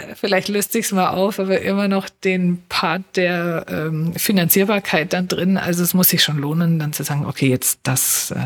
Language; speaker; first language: German; native; German